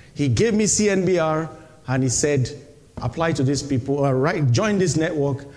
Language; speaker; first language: English; non-native, local second language; Yoruba